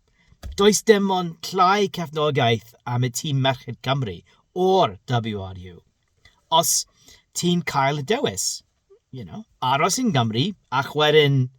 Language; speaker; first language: Welsh; non-native, learner; English